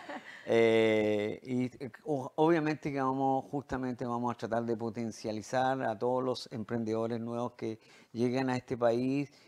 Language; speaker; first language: Spanish; native; Spanish